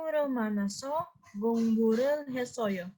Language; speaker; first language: Korean; non-native, learner; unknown